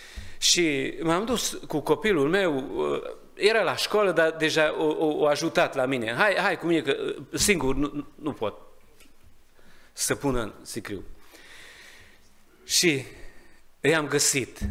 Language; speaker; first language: Romanian; non-native, learner; Hungarian